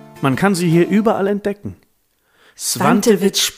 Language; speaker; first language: German; native; German